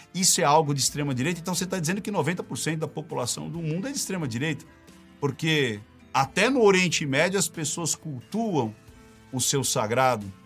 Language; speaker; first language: Portuguese; native; Portuguese